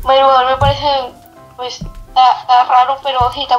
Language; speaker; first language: Spanish; native; Spanish